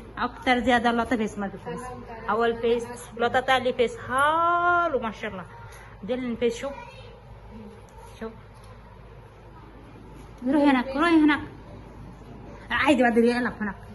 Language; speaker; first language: Arabic; non-native, learner; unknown